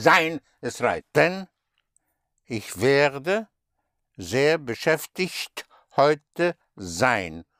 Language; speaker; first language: German; non-native, learner; English